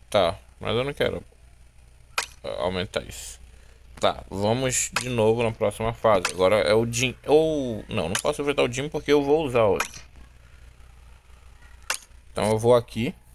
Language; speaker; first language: Portuguese; native; Portuguese